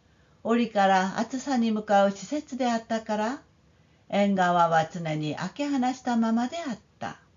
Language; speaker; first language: Japanese; non-native, fluent; Korean